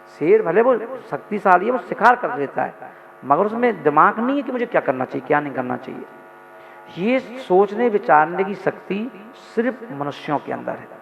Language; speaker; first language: Hindi; native; Hindi